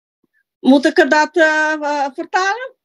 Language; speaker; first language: Dutch; non-native, local second language; Papiamento